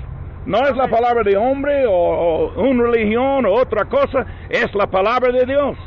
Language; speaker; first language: Spanish; non-native, learner; English